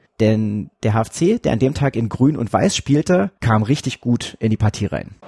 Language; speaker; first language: German; native; German